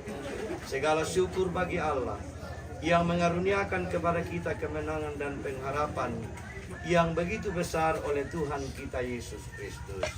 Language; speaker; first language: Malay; non-native, local second language; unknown